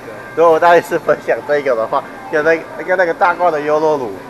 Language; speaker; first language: Chinese; native; Chinese